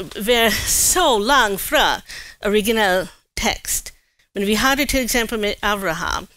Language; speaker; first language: Swedish; non-native, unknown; English